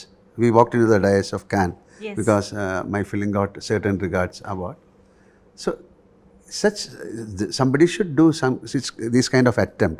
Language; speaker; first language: English; non-native, local second language; Malayalam